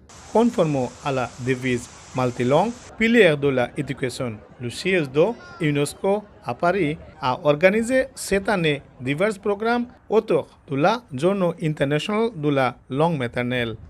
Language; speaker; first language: French; non-native, learner; Bangla